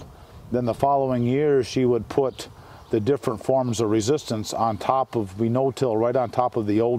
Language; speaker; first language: English; native; English